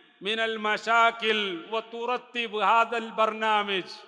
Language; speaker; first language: Arabic; non-native, fluent; Malayalam